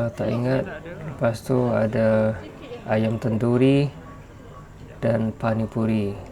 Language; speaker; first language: Malay; non-native, fluent; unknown